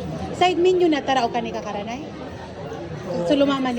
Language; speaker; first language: Japanese; non-native, learner; Filipino